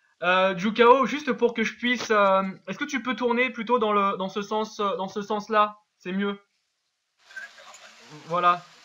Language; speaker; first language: French; native; French